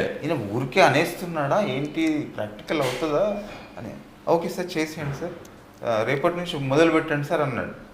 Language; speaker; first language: Telugu; native; Telugu